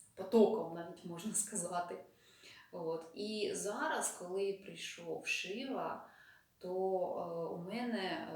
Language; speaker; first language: Ukrainian; non-native, local second language; Russian